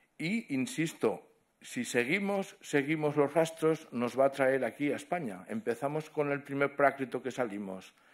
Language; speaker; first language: Spanish; non-native, local second language; Catalan